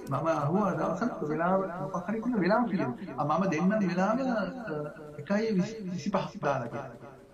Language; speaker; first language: Sinhala; native; Sinhala